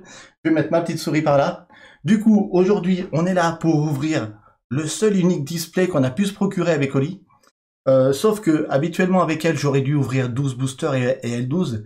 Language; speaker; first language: French; native; French